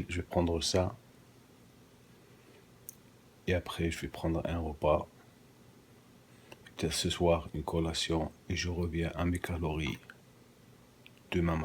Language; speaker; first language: French; non-native, local second language; Arabic